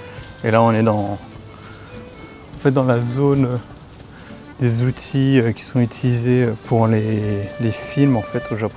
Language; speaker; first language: French; native; French